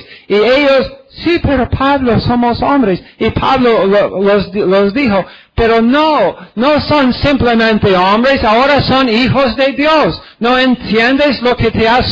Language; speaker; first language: Spanish; non-native, fluent; English